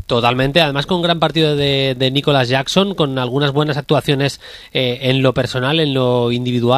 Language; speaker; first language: Spanish; native; Spanish